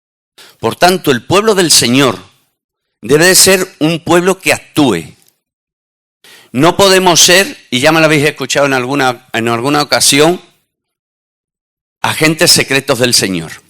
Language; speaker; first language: Spanish; native; Spanish